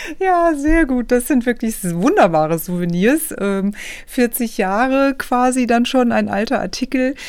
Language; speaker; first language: German; native; German